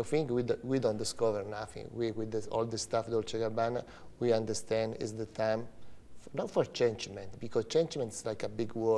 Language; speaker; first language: English; non-native, learner; Italian